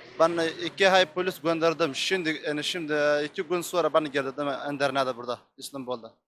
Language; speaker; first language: Turkish; non-native, learner; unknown